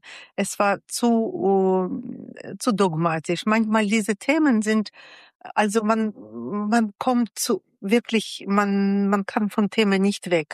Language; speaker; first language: German; non-native, fluent; Russian